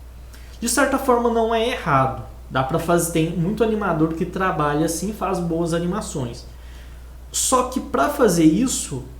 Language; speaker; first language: Portuguese; native; Portuguese